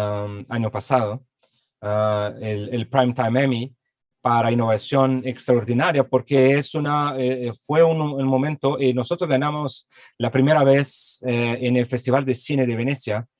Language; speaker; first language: Spanish; non-native, fluent; Portuguese